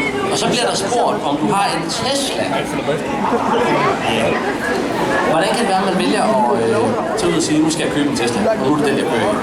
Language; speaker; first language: Danish; native; Danish